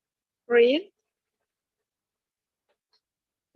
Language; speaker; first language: English; non-native, learner; Spanish